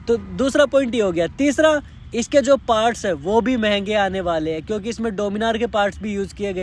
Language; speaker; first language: Hindi; native; Hindi